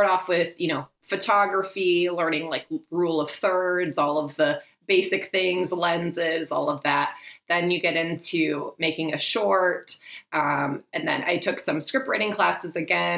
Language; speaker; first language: English; native; English